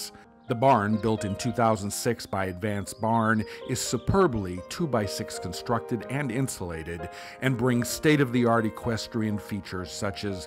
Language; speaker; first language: English; native; English